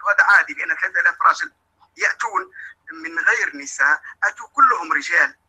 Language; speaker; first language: Arabic; native; Arabic